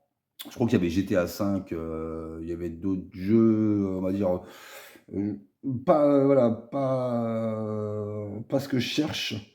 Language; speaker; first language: French; native; French